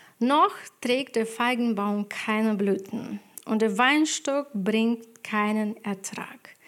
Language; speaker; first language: German; non-native, fluent; Ukrainian